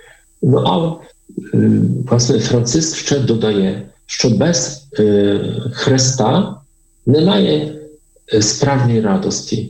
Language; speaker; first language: Polish; non-native, learner; Ukrainian